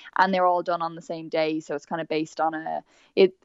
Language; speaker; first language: English; native; English